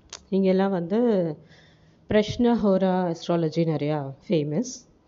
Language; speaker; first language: English; non-native, local second language; Tamil